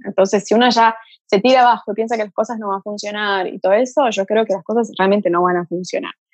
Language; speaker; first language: Spanish; early bilingual, other home language; Portuguese